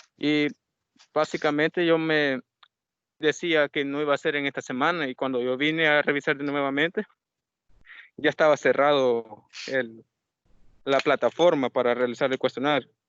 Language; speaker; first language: Spanish; native; Spanish